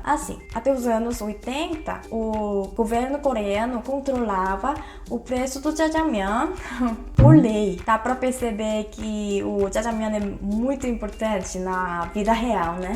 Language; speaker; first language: Portuguese; non-native, fluent; Korean